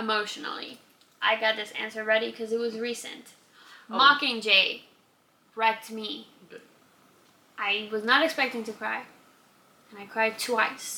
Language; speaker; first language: English; non-native, fluent; Spanish